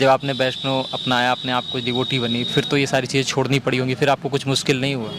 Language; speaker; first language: Hindi; native; Hindi